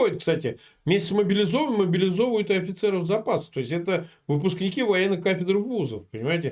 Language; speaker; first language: Russian; native; Russian